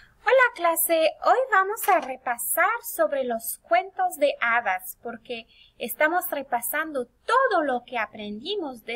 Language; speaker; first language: Spanish; early bilingual, heritage; Spanish